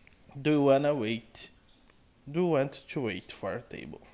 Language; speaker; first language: English; non-native, learner; Portuguese